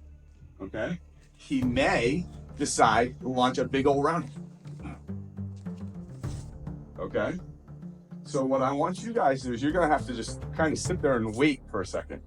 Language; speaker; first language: English; native; English